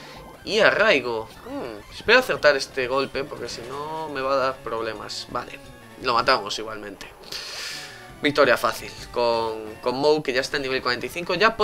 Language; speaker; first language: Spanish; native; Spanish